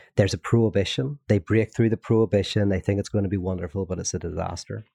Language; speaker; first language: English; native; English